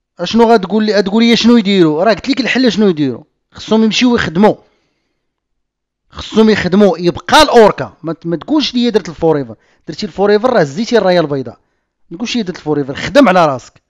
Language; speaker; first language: Arabic; native; Arabic